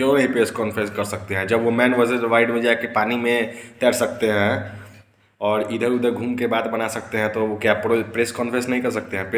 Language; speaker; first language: Hindi; native; Hindi